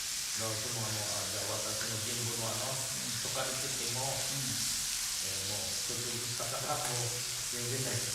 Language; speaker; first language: Japanese; non-native, fluent; Filipino